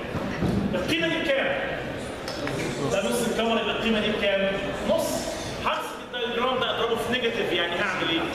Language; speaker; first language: Arabic; native; Arabic